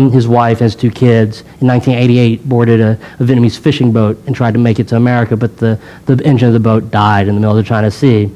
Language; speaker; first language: English; native; English